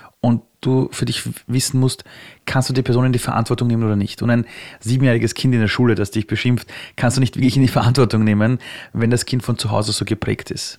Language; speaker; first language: German; early bilingual, other home language; Persian